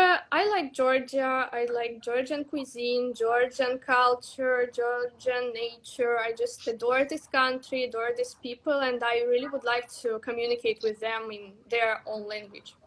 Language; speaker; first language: English; non-native, learner; Russian